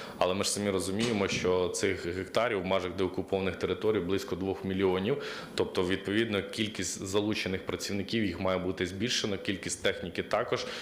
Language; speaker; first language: Ukrainian; native; Ukrainian